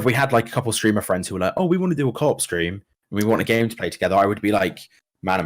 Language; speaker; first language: English; native; English